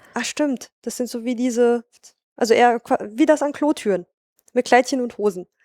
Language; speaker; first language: German; native; German